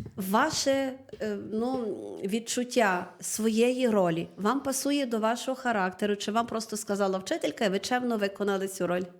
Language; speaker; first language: Ukrainian; native; Ukrainian